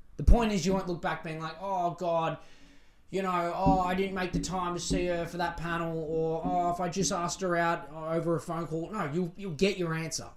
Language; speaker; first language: English; native; English